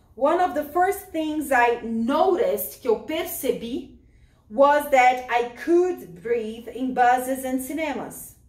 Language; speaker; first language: English; non-native, fluent; Portuguese